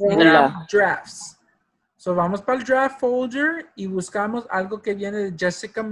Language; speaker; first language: Spanish; early bilingual, heritage; Spanish